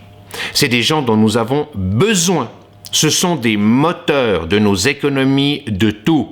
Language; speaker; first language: French; native; French